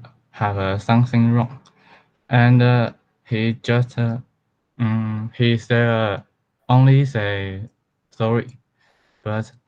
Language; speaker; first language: English; non-native, learner; Chinese